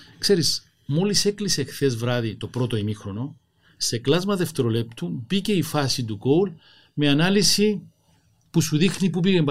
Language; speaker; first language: Greek; native; Greek